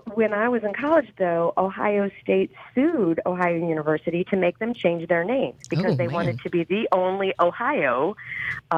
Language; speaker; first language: English; native; English